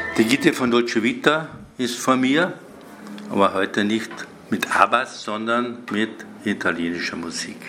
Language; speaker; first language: German; native; German